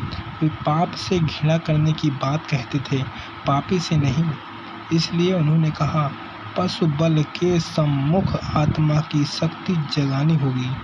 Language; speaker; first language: Hindi; native; Hindi